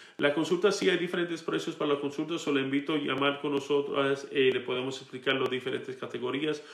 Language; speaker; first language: Spanish; early bilingual, heritage; Spanish